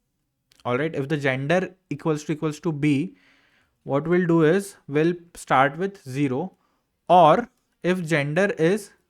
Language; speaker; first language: English; non-native, local second language; Hindi